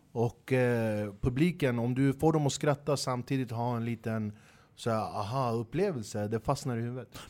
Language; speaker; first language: Swedish; early bilingual, other home language; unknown